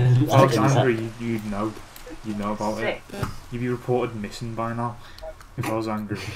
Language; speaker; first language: English; native; English